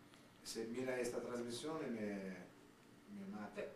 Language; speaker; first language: Spanish; non-native, learner; Italian